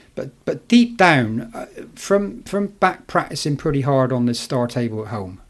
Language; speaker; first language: English; native; English